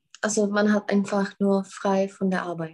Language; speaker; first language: German; non-native, fluent; Czech